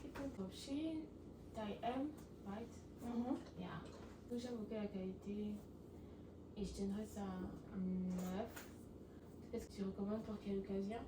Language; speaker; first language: French; non-native, learner; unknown